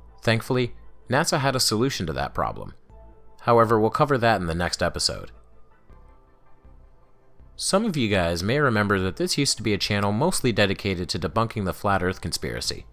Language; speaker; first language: English; native; English